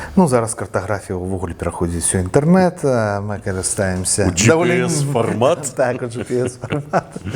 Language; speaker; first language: Belarusian; non-native, local second language; Russian